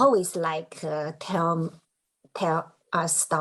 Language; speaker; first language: English; non-native, learner; Chinese